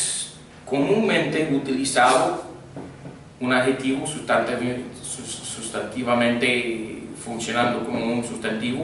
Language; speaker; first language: Spanish; non-native, fluent; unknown